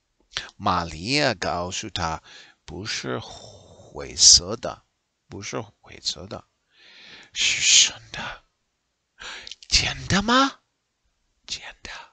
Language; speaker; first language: Chinese; non-native, learner; English